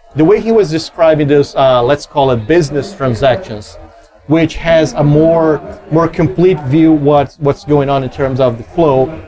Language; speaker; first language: English; non-native, fluent; Portuguese